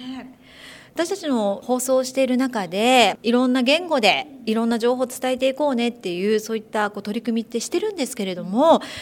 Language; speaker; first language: Japanese; native; Japanese